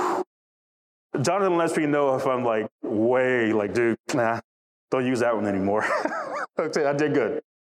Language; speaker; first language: English; native; English